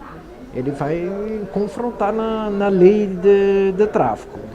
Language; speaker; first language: Portuguese; non-native, fluent; Dutch